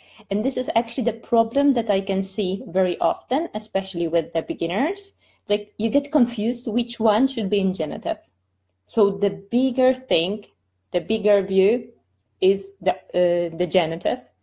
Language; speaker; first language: English; non-native, fluent; Polish